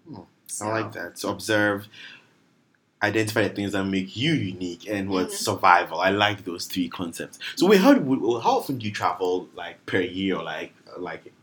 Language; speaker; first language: English; non-native, local second language; Akan